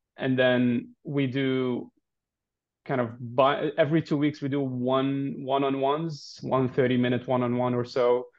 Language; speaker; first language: English; non-native, fluent; Arabic